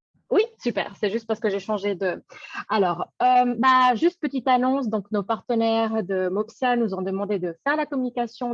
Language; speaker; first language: French; native; French